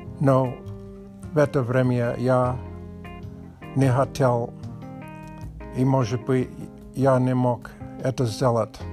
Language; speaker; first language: Russian; non-native, learner; English